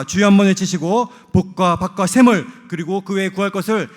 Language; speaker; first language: Korean; native; Korean